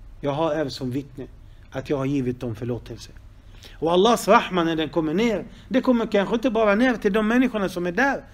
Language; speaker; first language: Swedish; non-native, fluent; Arabic